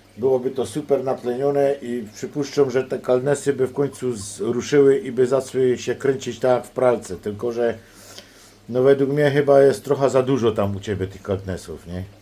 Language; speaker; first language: Polish; native; Polish